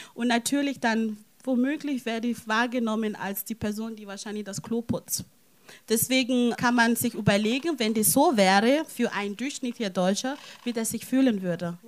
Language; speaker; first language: German; non-native, fluent; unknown